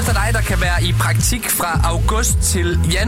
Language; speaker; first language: Danish; native; Danish